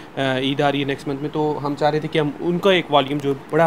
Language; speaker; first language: Urdu; native; Urdu